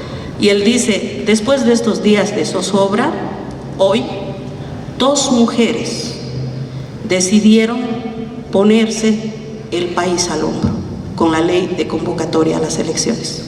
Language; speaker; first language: Spanish; native; Spanish